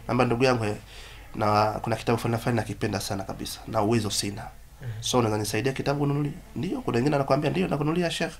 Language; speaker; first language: Swahili; non-native, local second language; Somali